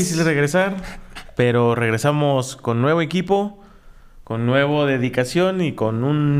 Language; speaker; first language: Spanish; native; Spanish